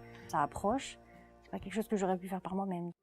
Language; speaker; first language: French; native; French